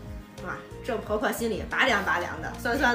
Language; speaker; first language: Chinese; native; Chinese